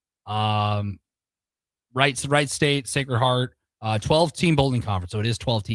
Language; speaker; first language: English; native; English